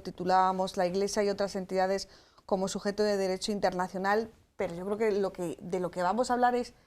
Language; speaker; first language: Spanish; native; Spanish